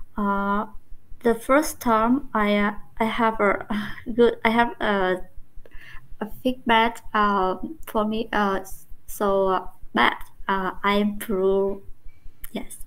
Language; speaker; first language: English; non-native, learner; Vietnamese